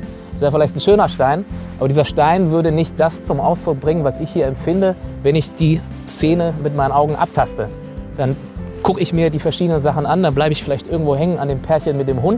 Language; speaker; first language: German; native; German